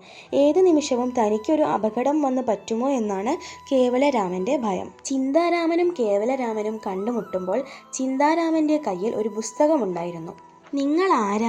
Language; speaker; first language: Malayalam; native; Malayalam